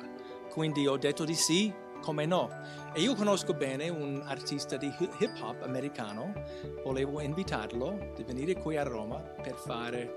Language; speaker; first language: Italian; non-native, fluent; English